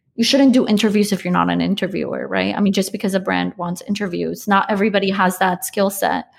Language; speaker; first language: English; early bilingual, other home language; Polish